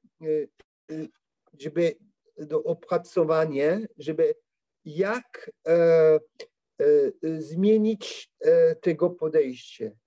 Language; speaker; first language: Polish; non-native, learner; French